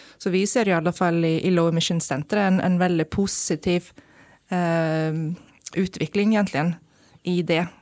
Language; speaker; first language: Norwegian; non-native, fluent; Icelandic